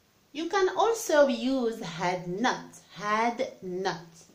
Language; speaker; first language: English; non-native, fluent; Arabic